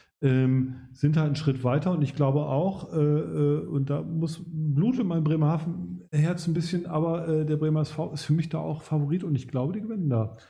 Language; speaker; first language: German; native; German